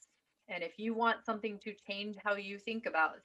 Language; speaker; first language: English; native; English